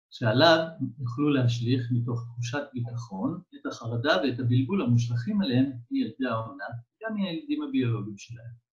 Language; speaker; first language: Hebrew; native; Hebrew